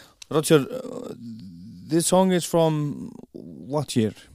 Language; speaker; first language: English; non-native, fluent; Icelandic